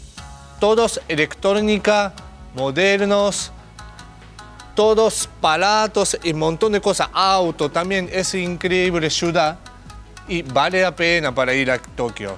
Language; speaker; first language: Spanish; non-native, learner; Japanese